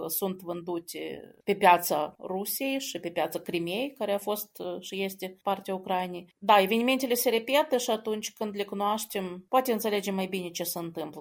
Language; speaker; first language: Romanian; non-native, local second language; Ukrainian